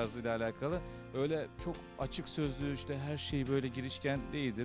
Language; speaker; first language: Turkish; native; Turkish